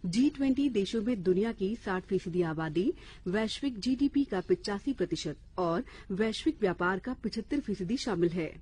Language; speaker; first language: Hindi; native; Hindi